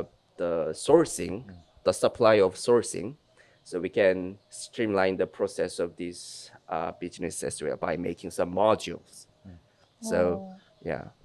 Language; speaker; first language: English; non-native, fluent; Korean